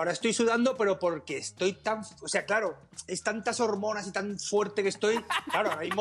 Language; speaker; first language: Spanish; native; Spanish